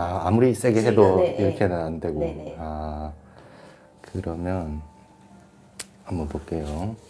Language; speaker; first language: Korean; native; Korean